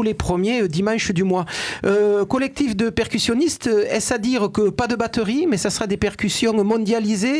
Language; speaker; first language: French; native; French